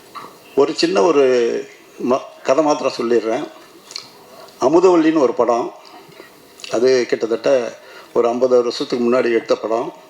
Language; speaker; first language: Tamil; native; Tamil